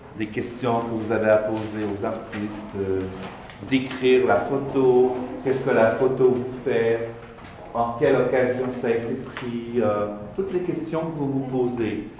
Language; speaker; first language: French; native; French